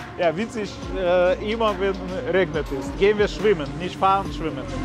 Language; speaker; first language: German; non-native, learner; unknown